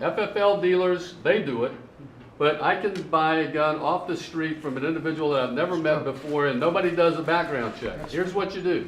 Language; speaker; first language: English; native; English